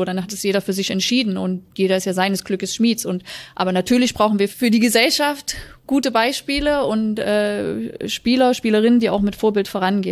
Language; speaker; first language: German; native; German